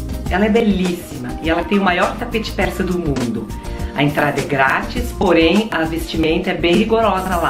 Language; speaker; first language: Portuguese; native; Portuguese